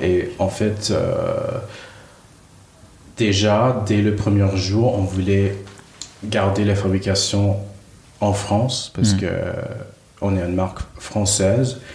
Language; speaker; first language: French; non-native, fluent; Cantonese